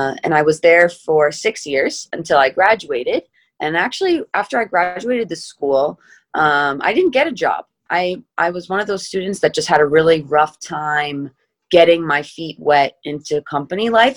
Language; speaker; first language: English; native; English